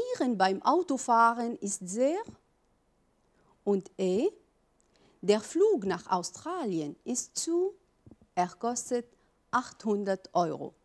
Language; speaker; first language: German; non-native, fluent; Arabic